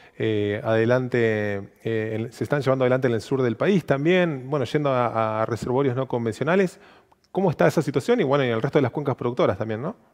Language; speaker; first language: Spanish; native; Spanish